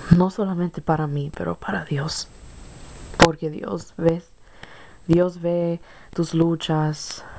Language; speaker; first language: Spanish; early bilingual, heritage; Spanish